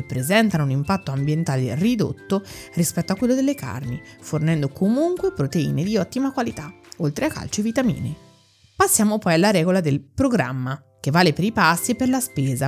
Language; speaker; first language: Italian; native; Italian